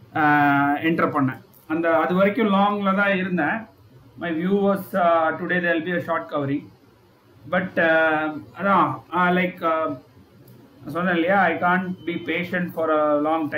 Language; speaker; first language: Tamil; native; Tamil